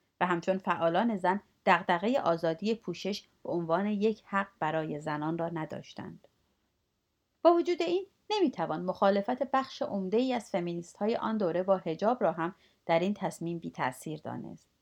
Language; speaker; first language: Persian; native; Persian